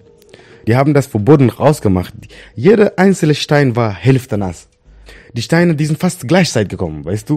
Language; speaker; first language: German; non-native, learner; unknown